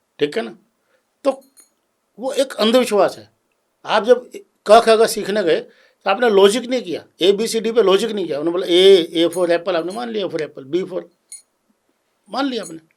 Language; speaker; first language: Hindi; native; Hindi